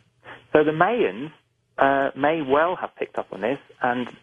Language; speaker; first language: English; native; English